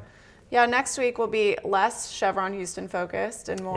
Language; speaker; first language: English; native; English